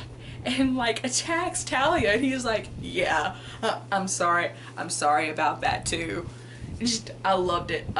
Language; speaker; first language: English; native; English